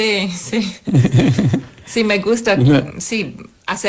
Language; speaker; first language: Spanish; non-native, fluent; English